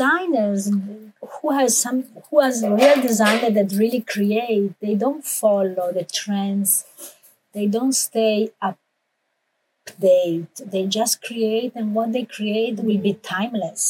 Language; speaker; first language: English; non-native, learner; Italian